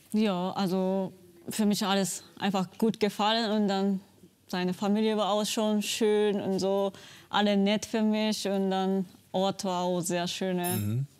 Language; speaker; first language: German; non-native, learner; Japanese